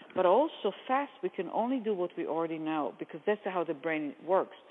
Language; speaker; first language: English; non-native, fluent; Hebrew